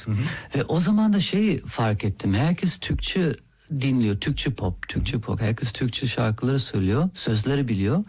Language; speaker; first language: Turkish; non-native, fluent; German